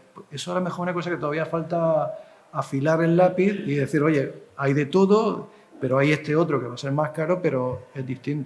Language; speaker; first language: Spanish; native; Spanish